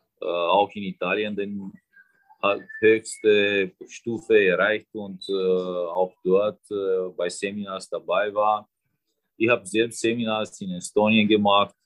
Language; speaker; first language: German; non-native, fluent; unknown